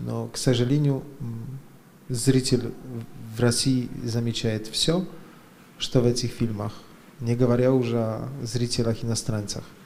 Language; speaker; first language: Russian; non-native, fluent; Polish